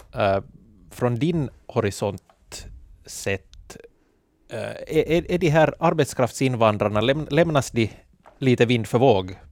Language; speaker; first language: Swedish; native; Swedish